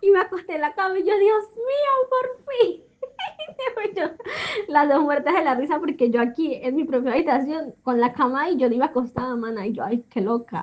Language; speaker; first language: Spanish; native; Spanish